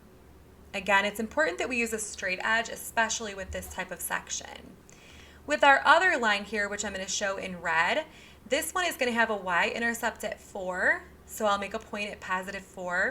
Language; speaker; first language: English; native; English